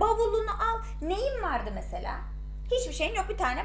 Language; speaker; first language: Turkish; native; Turkish